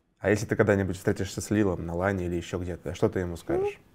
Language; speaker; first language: Russian; native; Russian